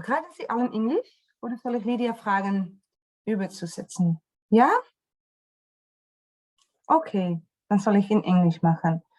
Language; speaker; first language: German; non-native, learner; Dutch